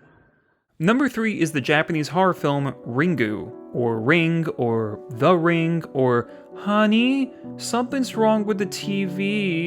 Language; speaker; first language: English; native; English